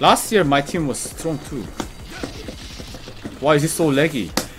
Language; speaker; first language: English; non-native, fluent; Korean